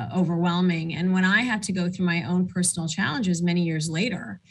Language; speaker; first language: English; early bilingual, other home language; Arabic